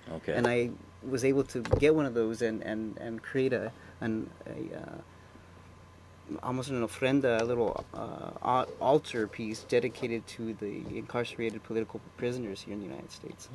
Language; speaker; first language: English; native; English